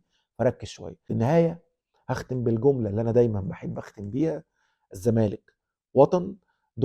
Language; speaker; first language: Arabic; native; Arabic